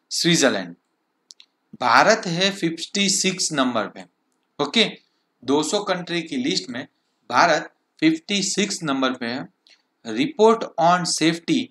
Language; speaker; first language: Hindi; non-native, local second language; Gujarati